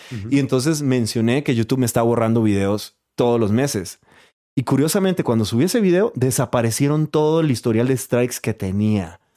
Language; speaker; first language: Spanish; native; Spanish